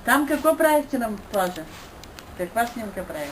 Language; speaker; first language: Bulgarian; native; Bulgarian